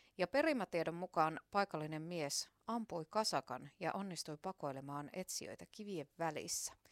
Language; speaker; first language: Finnish; native; Finnish